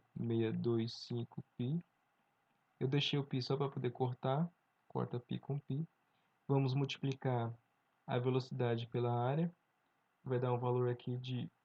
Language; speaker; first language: Portuguese; native; Portuguese